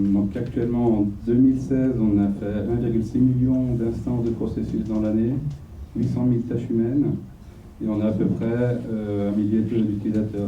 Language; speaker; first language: French; native; French